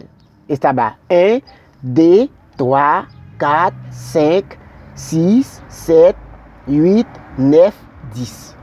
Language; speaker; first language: Spanish; non-native, learner; Haitian Creole